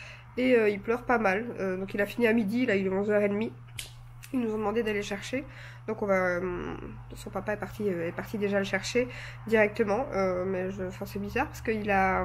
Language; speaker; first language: French; native; French